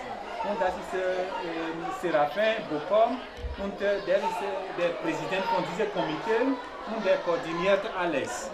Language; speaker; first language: German; non-native, learner; French